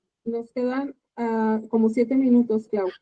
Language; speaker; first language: Spanish; native; Spanish